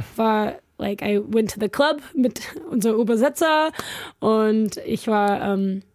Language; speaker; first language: German; non-native, fluent; English